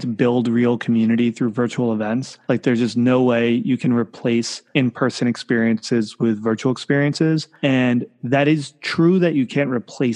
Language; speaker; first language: English; native; English